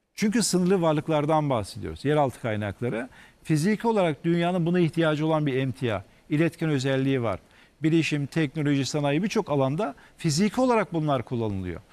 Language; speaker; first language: Turkish; native; Turkish